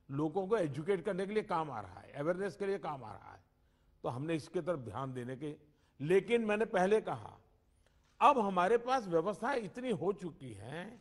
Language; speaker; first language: Hindi; non-native, local second language; Gujarati